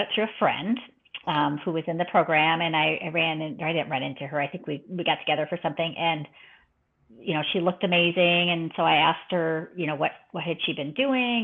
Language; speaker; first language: English; native; English